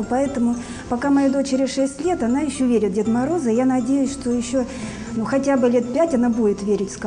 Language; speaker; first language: Russian; native; Russian